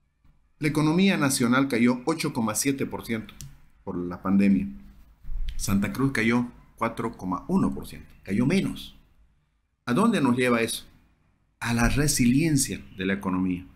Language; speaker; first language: Spanish; native; Spanish